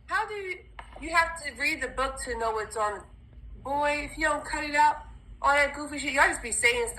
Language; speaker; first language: English; native; English